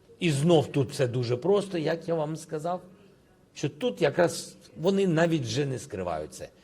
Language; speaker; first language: Ukrainian; non-native, local second language; Russian